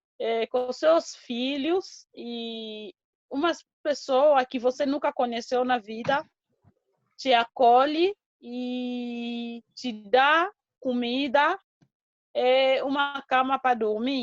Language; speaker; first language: Portuguese; non-native, fluent; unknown